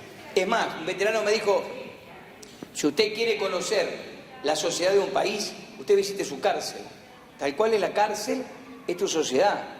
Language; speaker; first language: Spanish; native; Spanish